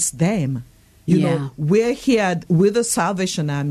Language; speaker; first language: English; non-native, local second language; Krio